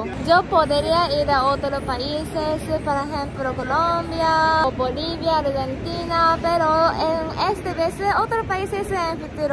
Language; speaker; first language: Spanish; non-native, learner; Japanese